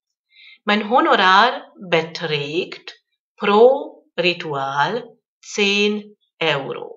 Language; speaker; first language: German; non-native, fluent; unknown